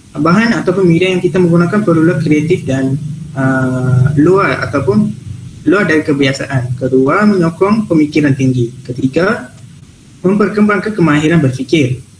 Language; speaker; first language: Malay; non-native, local second language; Tamil